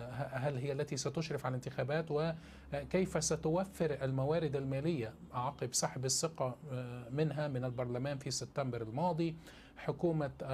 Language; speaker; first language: Arabic; native; Arabic